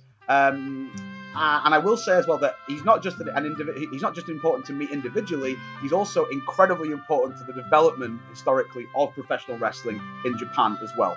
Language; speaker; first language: English; native; English